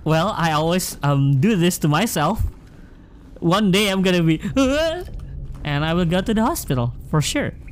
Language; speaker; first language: English; non-native, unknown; Indonesian